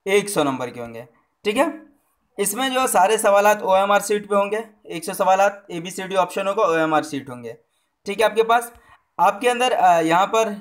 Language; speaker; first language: Hindi; native; Hindi